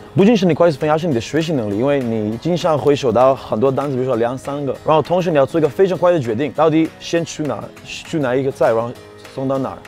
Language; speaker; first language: Chinese; non-native, fluent; Hebrew